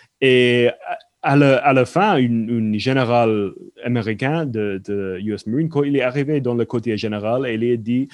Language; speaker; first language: French; non-native, fluent; English